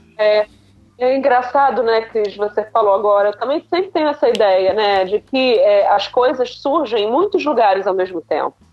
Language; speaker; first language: Portuguese; native; Portuguese